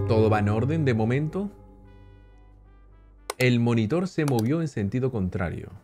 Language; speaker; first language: Spanish; native; Spanish